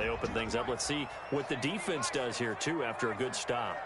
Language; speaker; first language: English; native; English